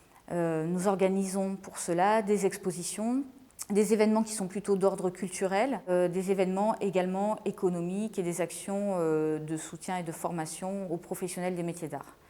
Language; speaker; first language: French; native; French